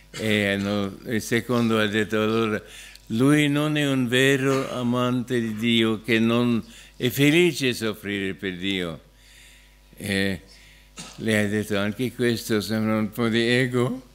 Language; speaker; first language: Italian; non-native, fluent; English